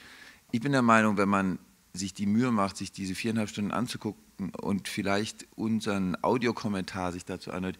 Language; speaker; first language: German; native; German